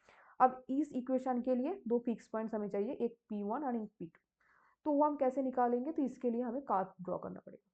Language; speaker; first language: Hindi; native; Hindi